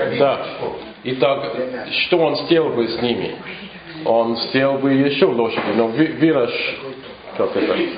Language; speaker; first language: Russian; non-native, fluent; English